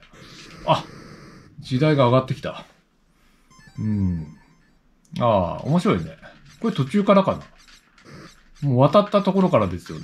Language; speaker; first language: Japanese; native; Japanese